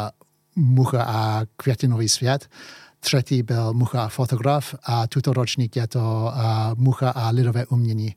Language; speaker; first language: Czech; early bilingual, heritage; English